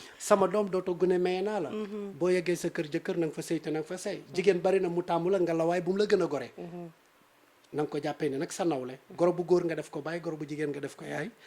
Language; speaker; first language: Wolof; non-native, local second language; Fula